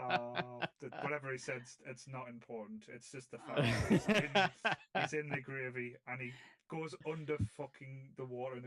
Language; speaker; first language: English; native; English